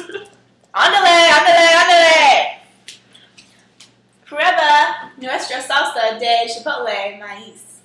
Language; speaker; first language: Spanish; non-native, learner; English